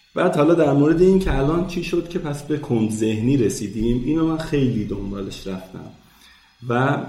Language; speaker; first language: Persian; non-native, local second language; Azerbaijani